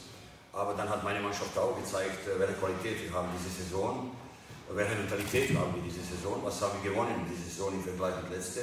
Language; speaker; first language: German; non-native, fluent; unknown